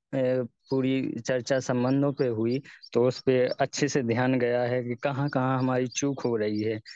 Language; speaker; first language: Hindi; native; Hindi